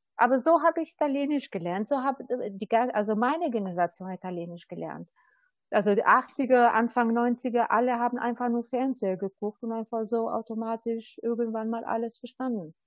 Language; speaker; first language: German; non-native, fluent; Albanian